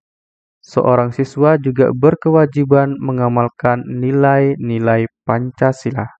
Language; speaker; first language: Indonesian; native; Indonesian